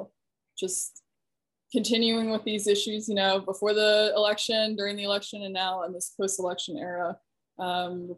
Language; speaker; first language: English; native; English